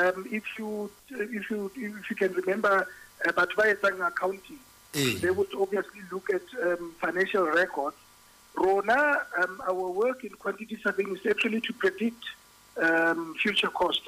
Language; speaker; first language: English; non-native, local second language; Southern Sotho